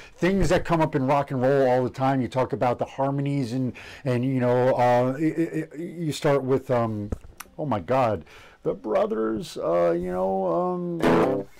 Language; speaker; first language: English; native; English